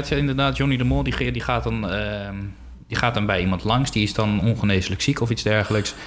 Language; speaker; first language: Dutch; early bilingual, other home language; Papiamento